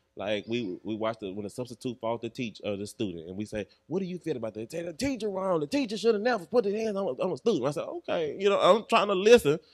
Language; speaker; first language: English; native; English